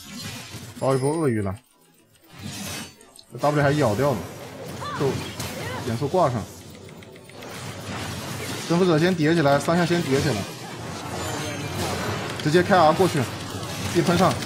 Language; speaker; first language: Chinese; native; Chinese